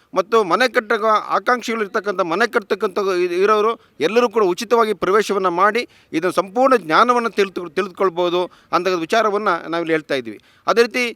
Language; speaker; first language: Kannada; native; Kannada